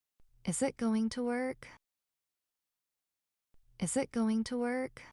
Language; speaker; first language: English; non-native, fluent; Portuguese